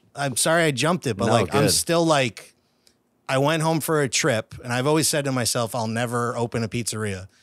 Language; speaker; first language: English; native; English